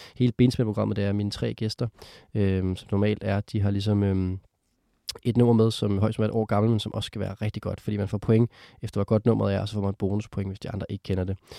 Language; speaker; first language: Danish; native; Danish